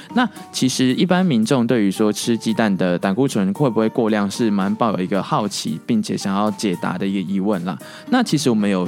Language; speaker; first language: Chinese; native; Chinese